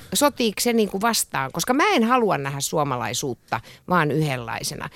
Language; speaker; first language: Finnish; native; Finnish